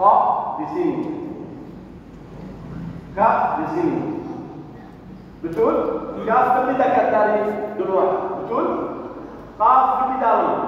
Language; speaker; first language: Indonesian; non-native, learner; Arabic